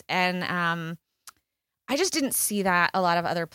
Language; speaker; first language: English; native; English